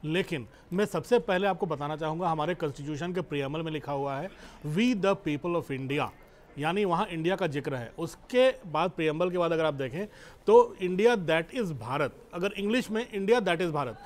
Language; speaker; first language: Hindi; native; Hindi